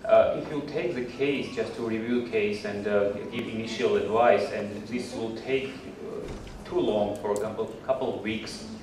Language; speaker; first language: English; non-native, fluent; Georgian